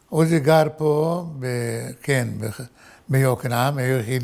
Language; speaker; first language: Hebrew; non-native, fluent; Arabic